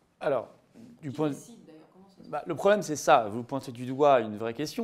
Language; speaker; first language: French; native; French